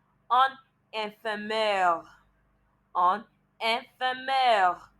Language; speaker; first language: French; non-native, learner; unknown